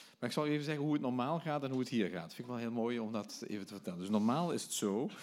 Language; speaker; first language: Dutch; native; Dutch